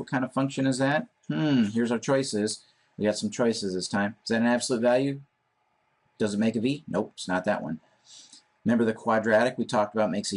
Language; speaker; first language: English; native; English